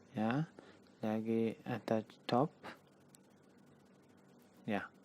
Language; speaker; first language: Indonesian; non-native, learner; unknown